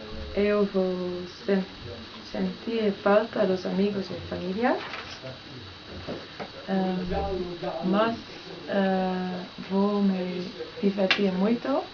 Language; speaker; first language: Portuguese; non-native, learner; Dutch